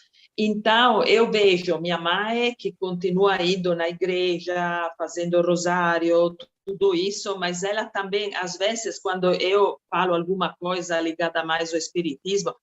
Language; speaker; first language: Portuguese; non-native, fluent; Italian